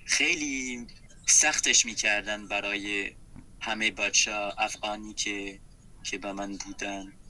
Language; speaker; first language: Persian; non-native, fluent; French